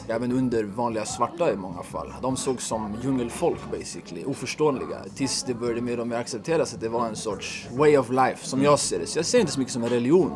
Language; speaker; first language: Swedish; native; Swedish